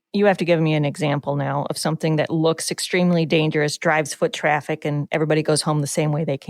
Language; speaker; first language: English; native; English